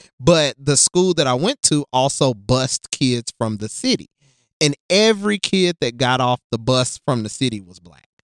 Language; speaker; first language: English; native; English